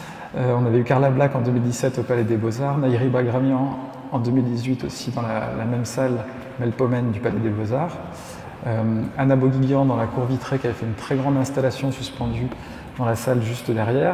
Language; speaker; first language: French; native; French